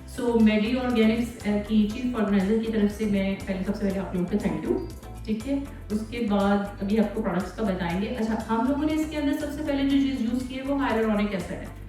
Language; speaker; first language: Urdu; native; Urdu